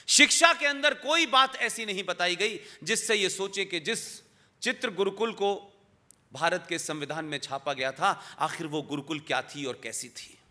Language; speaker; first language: Hindi; native; Hindi